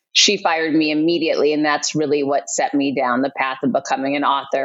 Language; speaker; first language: English; native; English